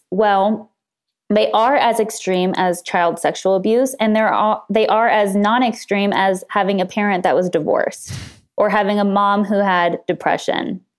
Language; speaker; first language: English; native; English